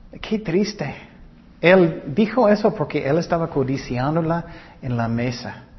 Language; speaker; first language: Spanish; non-native, learner; English